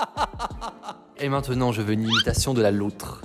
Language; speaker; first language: French; native; French